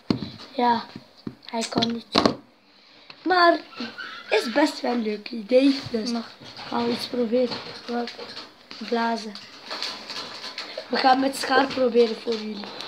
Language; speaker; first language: Dutch; non-native, local second language; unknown